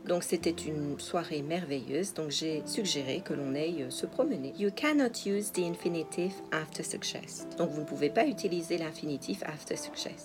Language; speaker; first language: French; native; French